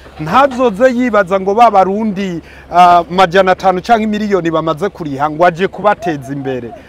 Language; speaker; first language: Rundi; early bilingual, heritage; Rundi